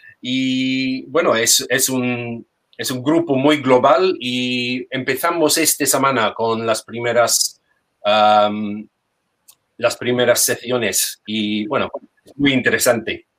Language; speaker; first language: Spanish; non-native, fluent; English